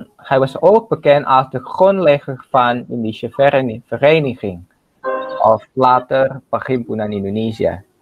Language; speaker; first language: Dutch; non-native, learner; Indonesian